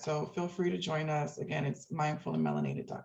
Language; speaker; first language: English; native; English